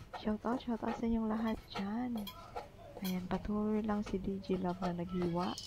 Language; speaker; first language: Filipino; non-native, local second language; Cebuano